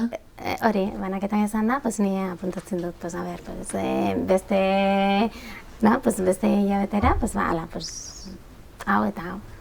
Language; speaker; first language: Basque; non-native, local second language; Spanish